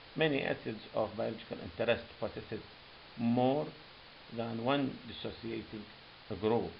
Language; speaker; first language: English; non-native, fluent; Arabic